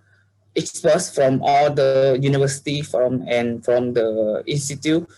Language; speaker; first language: English; non-native, learner; Vietnamese